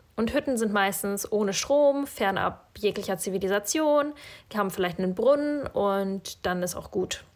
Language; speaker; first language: German; early bilingual, other home language; Russian